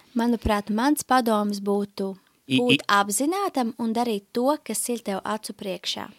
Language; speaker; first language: Latvian; native; Latvian